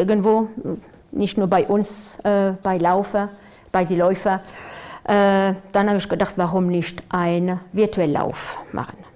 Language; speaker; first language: German; non-native, fluent; French